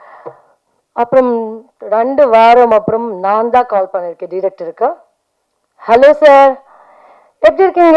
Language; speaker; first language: Tamil; non-native, fluent; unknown